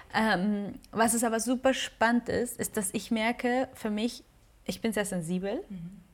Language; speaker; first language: German; non-native, fluent; Spanish